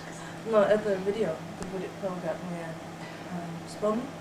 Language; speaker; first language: Russian; non-native, learner; English